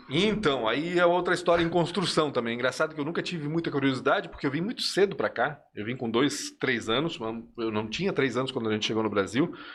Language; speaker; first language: Portuguese; early bilingual, other home language; Spanish